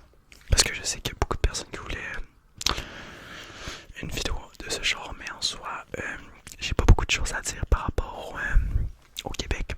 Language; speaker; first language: French; native; French